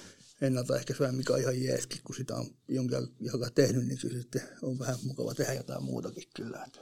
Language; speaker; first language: Finnish; native; Finnish